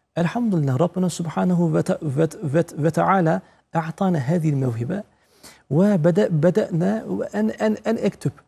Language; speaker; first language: Arabic; non-native, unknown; Turkish